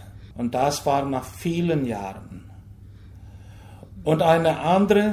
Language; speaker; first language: German; early bilingual, heritage; German